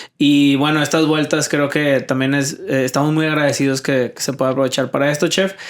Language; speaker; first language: Spanish; native; Spanish